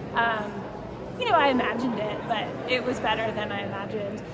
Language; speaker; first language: English; native; English